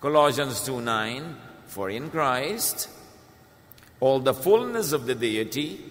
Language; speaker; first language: English; non-native, local second language; Filipino